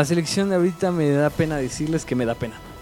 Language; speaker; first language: Spanish; native; Spanish